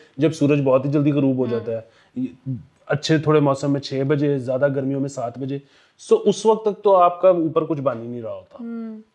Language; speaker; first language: Urdu; native; Urdu